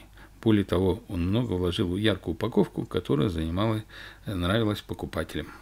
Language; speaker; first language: Russian; native; Russian